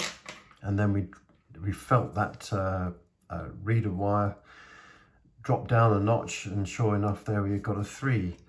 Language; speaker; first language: English; native; English